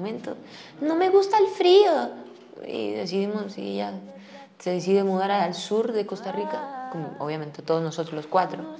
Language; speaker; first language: Spanish; early bilingual, other home language; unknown